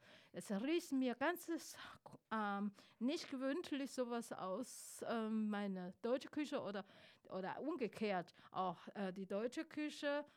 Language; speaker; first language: German; non-native, fluent; Chinese